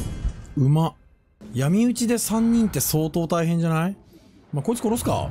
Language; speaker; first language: Japanese; native; Japanese